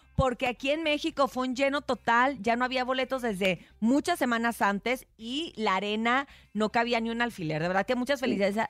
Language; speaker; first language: Spanish; native; Spanish